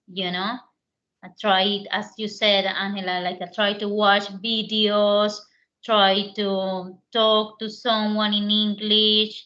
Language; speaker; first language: English; non-native, learner; Spanish